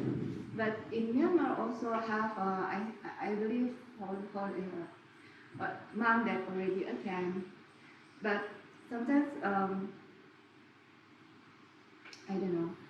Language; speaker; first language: English; non-native, learner; Indonesian